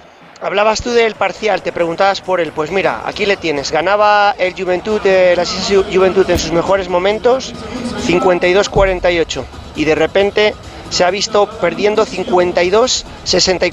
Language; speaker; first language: Spanish; native; Spanish